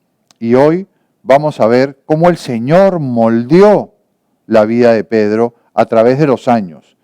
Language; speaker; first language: Spanish; native; Spanish